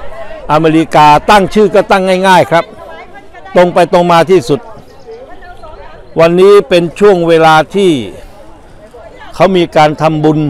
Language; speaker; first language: Thai; native; Thai